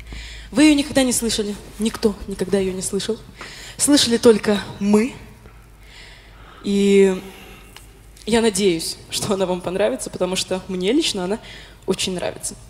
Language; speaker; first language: Russian; native; Russian